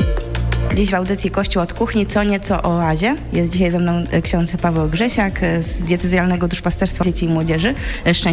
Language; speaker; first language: Polish; native; Polish